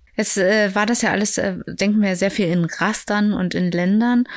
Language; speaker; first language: German; native; German